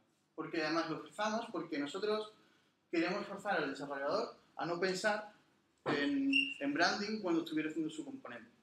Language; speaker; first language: Spanish; native; Spanish